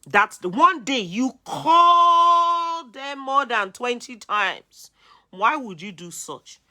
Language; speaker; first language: English; non-native, local second language; Yoruba